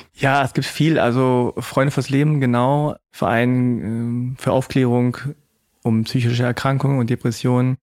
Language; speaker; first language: German; native; German